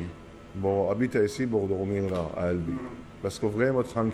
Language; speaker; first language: French; non-native, learner; Arabic